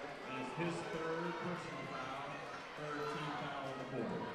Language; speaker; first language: English; native; English